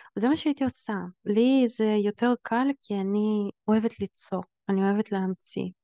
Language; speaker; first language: Hebrew; early bilingual, other home language; Russian